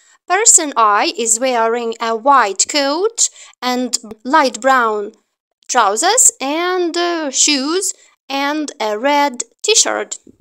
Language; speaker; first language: English; non-native, fluent; Ukrainian